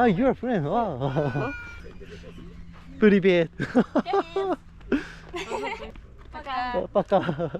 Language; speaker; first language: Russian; non-native, learner; Korean